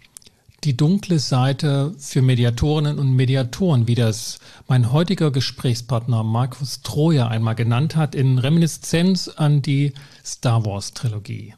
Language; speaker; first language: German; native; German